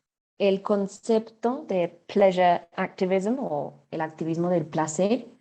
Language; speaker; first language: Spanish; non-native, fluent; English